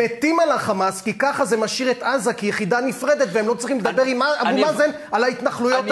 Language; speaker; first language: Hebrew; native; Hebrew